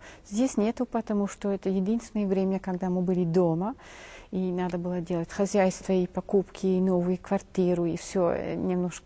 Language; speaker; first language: Russian; non-native, fluent; Dutch